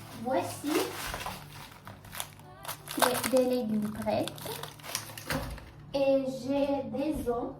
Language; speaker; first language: French; non-native, learner; Russian